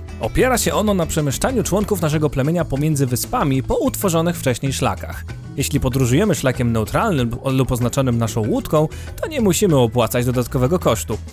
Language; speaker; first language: Polish; native; Polish